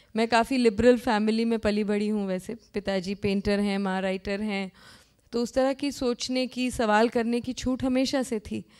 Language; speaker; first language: Hindi; native; Hindi